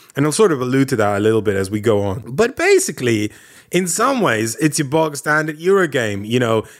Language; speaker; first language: English; non-native, fluent; Lithuanian